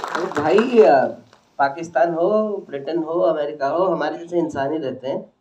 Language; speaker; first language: Hindi; non-native, local second language; Odia